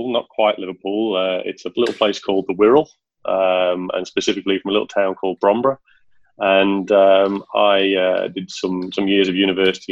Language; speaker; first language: English; native; English